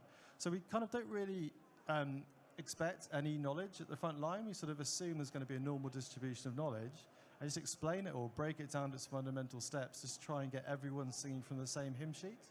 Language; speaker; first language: English; native; English